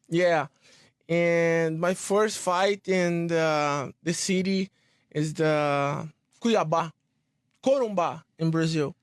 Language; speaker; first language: English; non-native, learner; Portuguese